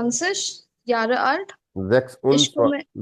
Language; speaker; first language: German; non-native, learner; Hindi